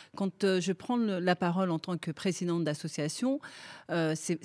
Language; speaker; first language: French; native; French